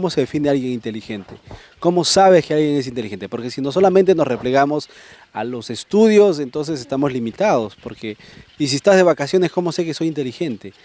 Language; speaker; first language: Spanish; native; Spanish